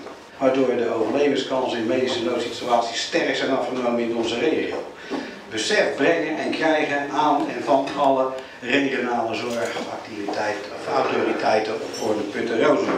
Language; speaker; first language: Dutch; native; Dutch